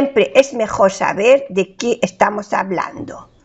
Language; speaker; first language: Spanish; non-native, fluent; French